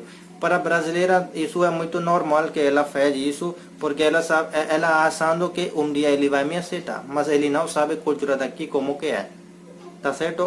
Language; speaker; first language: Portuguese; non-native, learner; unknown